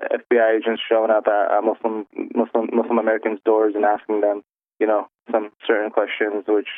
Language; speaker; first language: English; native; English